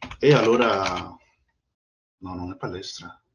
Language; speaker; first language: Italian; non-native, learner; Spanish